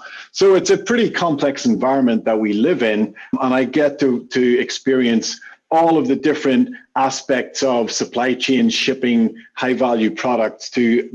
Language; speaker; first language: English; native; English